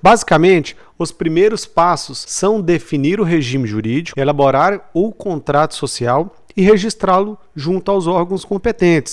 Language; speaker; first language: Portuguese; native; Portuguese